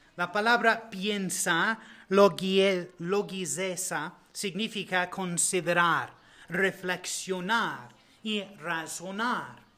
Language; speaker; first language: Spanish; non-native, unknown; English